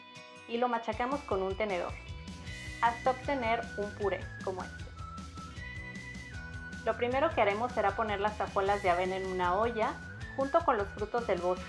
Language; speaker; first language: Spanish; native; Spanish